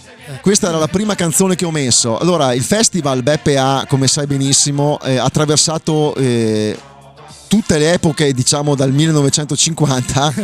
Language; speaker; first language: Italian; native; Italian